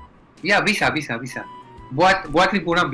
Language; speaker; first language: Indonesian; non-native, fluent; Hebrew